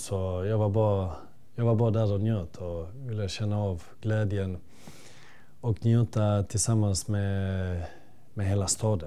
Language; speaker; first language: Swedish; early bilingual, other home language; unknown